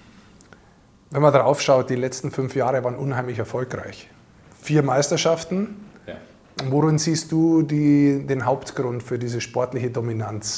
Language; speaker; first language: German; native; German